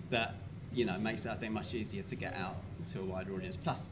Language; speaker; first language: English; native; English